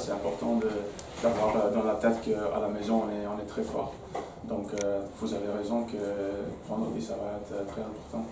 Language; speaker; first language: French; non-native, fluent; Dutch